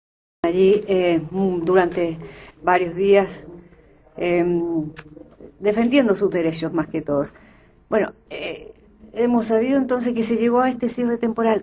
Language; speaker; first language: Spanish; native; Spanish